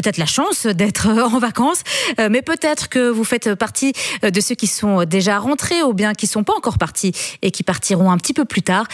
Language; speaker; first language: French; native; French